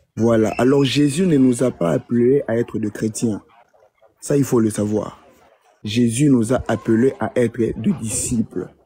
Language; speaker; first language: French; non-native, local second language; Lingala